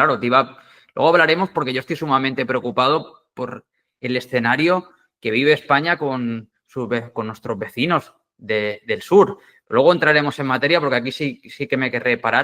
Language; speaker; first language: Spanish; native; Spanish